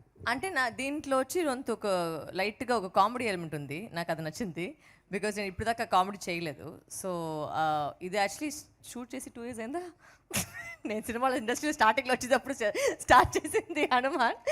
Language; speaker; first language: Telugu; non-native, fluent; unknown